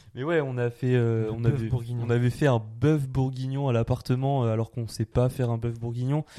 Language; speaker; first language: French; native; French